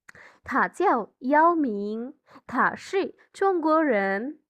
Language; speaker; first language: Chinese; non-native, fluent; Bangla